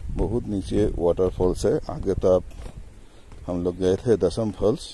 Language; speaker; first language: Hindi; non-native, local second language; Bangla